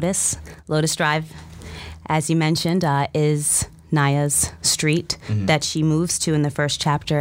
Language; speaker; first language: English; early bilingual, other home language; Russian